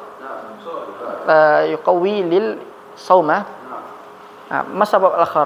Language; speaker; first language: Arabic; non-native, fluent; Indonesian